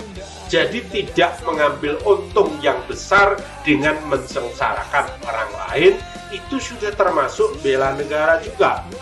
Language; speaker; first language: Indonesian; native; Indonesian